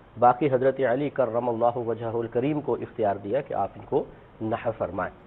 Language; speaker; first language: Urdu; native; Urdu